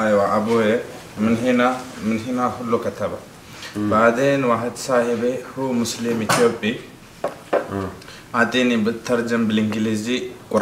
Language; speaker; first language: Arabic; non-native, learner; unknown